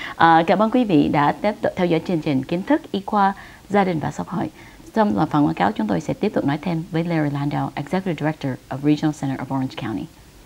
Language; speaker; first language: Vietnamese; early bilingual, heritage; Vietnamese